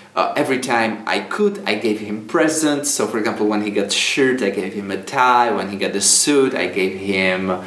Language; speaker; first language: English; non-native, fluent; Czech